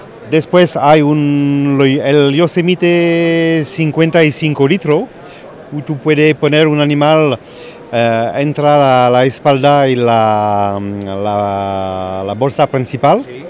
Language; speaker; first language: Spanish; non-native, learner; French